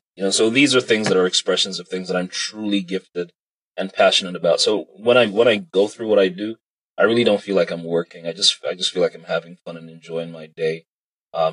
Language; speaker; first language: English; native; English